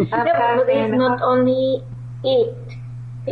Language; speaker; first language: English; non-native, learner; Spanish